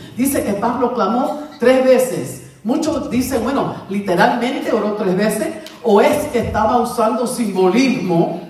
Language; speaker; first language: Spanish; native; Spanish